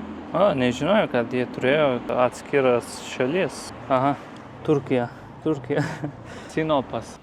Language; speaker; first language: Lithuanian; non-native, learner; Turkish